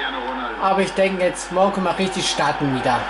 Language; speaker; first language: German; non-native, fluent; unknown